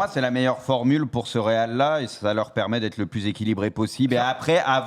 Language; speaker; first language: French; native; French